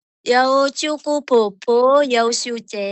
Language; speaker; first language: Chinese; non-native, learner; Indonesian